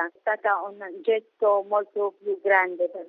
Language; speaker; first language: Italian; non-native, learner; Arabic